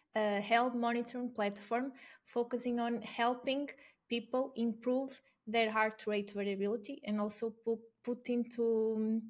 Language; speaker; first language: English; non-native, fluent; Portuguese